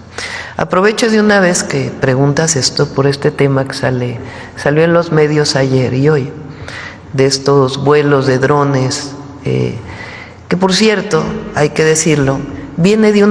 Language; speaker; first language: Spanish; native; Spanish